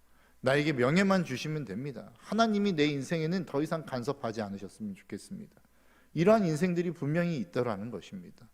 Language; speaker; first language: Korean; native; Korean